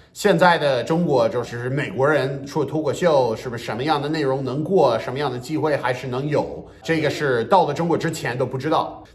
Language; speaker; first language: Chinese; non-native, fluent; English